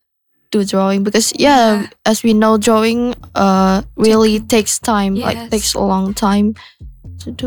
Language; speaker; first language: English; non-native, learner; Indonesian